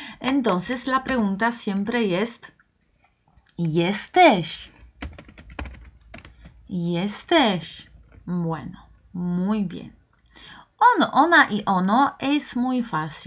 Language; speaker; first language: Spanish; non-native, fluent; Polish